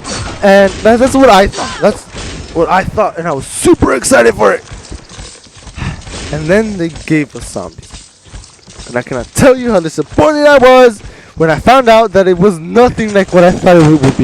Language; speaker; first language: English; native; English